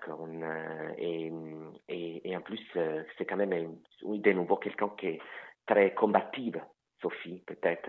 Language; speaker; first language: French; non-native, fluent; Italian